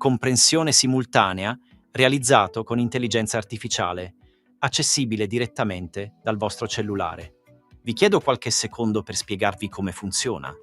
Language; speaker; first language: Italian; native; Italian